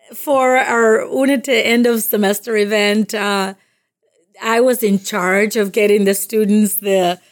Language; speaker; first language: English; non-native, fluent; Spanish